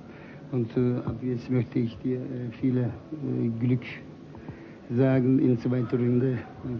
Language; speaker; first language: German; non-native, fluent; Turkish